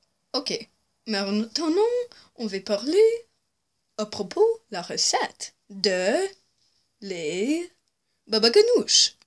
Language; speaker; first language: French; non-native, local second language; English